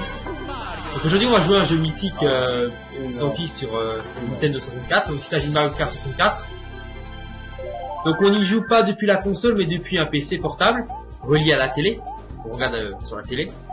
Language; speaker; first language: French; native; French